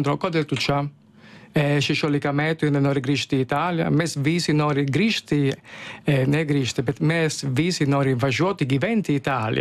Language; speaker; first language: Lithuanian; non-native, fluent; Italian